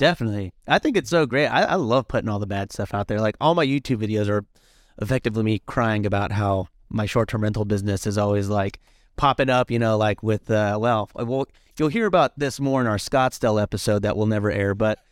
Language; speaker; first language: English; early bilingual, other home language; Spanish